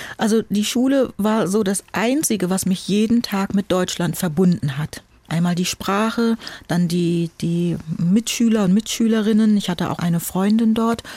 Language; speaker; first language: German; native; German